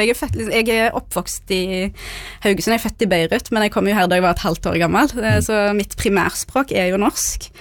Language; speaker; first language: Norwegian; early bilingual, other home language; Arabic